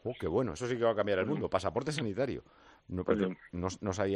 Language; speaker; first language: Spanish; native; Spanish